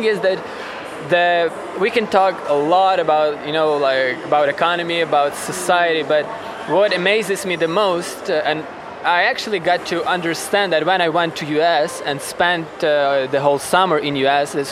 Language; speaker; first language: English; non-native, fluent; Ukrainian